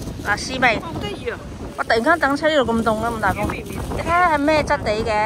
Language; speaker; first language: Chinese; native; Chinese